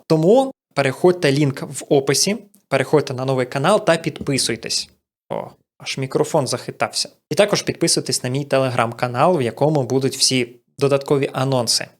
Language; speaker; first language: Ukrainian; non-native, local second language; Russian